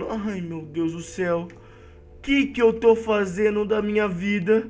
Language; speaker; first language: Portuguese; native; Portuguese